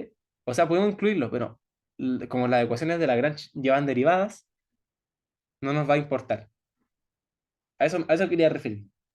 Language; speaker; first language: Spanish; native; Spanish